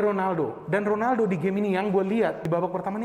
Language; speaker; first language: Indonesian; native; Indonesian